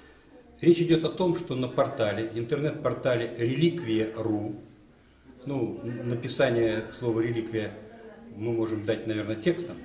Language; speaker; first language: Russian; native; Russian